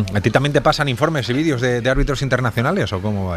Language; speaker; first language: Spanish; native; Spanish